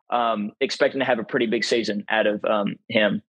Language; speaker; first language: English; native; English